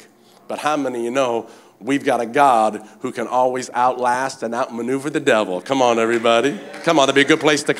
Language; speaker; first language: English; native; English